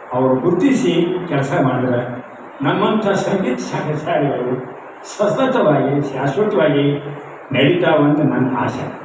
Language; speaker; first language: Kannada; native; Kannada